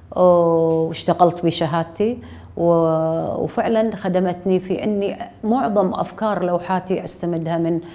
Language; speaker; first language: Arabic; native; Arabic